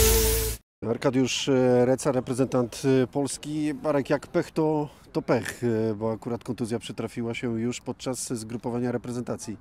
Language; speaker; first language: Polish; native; Polish